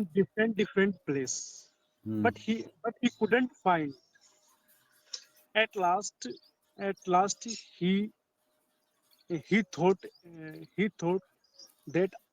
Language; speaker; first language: English; non-native, learner; Hindi